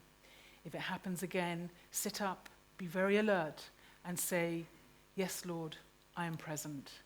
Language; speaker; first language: English; native; English